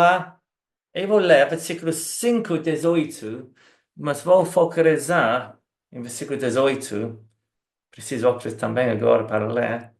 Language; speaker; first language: Portuguese; non-native, fluent; English